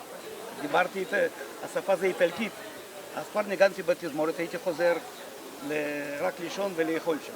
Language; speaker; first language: Hebrew; non-native, fluent; Russian